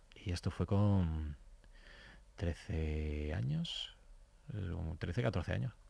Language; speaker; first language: Spanish; native; Spanish